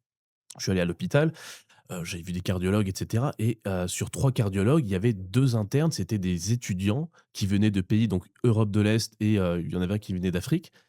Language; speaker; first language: French; native; French